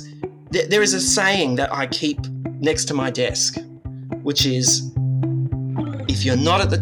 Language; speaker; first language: English; native; English